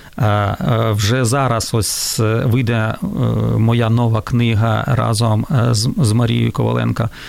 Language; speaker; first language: Ukrainian; non-native, local second language; Russian